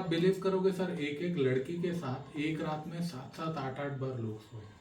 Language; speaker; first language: Hindi; native; Hindi